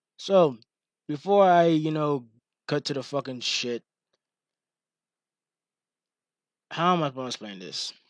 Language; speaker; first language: English; native; English